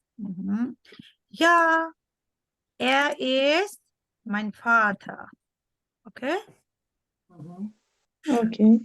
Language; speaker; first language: German; non-native, fluent; Turkish